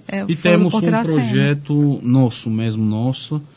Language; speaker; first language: Portuguese; non-native, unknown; Georgian